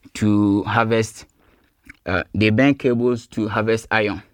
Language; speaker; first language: English; non-native, local second language; Akan